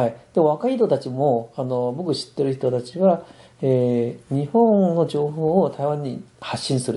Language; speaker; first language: Japanese; non-native, fluent; Min Nan Chinese